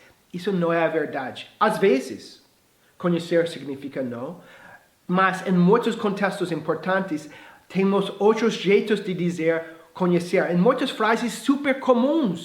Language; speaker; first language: Portuguese; non-native, fluent; English